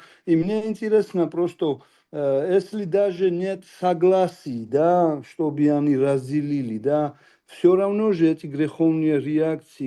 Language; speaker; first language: Russian; non-native, local second language; Georgian